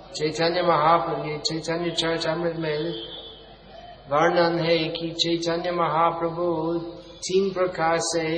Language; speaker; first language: Hindi; non-native, fluent; English